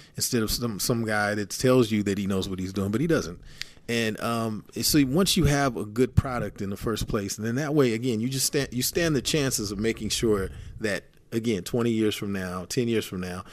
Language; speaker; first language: English; native; English